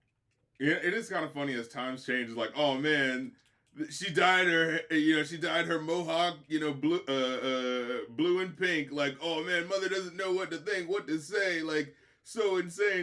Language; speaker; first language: English; native; English